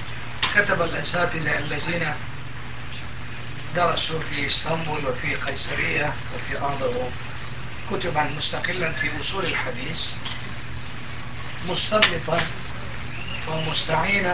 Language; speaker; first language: Arabic; non-native, local second language; Turkish